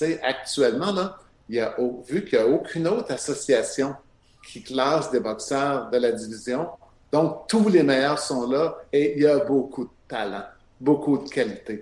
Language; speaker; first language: French; native; French